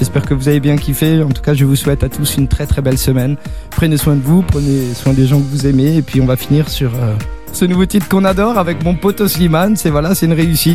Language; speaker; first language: French; native; French